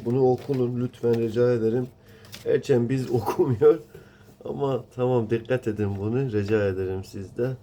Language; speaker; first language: Turkish; non-native, learner; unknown